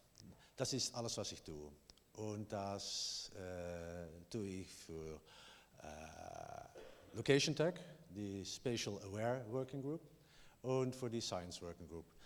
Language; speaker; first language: German; non-native, learner; Dutch